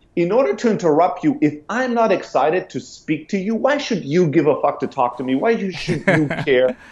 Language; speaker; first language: English; non-native, fluent; German